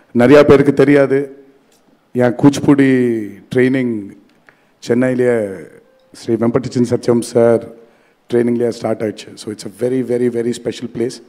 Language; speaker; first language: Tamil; non-native, learner; Telugu